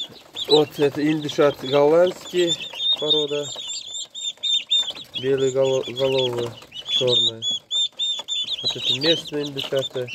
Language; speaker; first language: Russian; non-native, learner; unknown